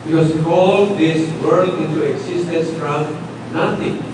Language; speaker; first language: English; non-native, local second language; Filipino